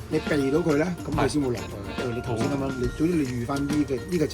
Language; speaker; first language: Chinese; native; Chinese